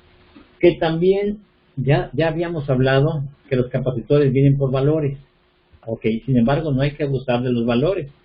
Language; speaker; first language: Spanish; native; Spanish